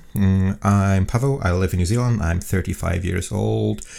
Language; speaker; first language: English; non-native, fluent; Polish